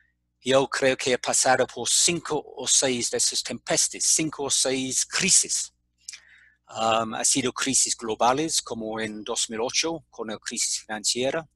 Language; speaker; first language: Spanish; non-native, fluent; English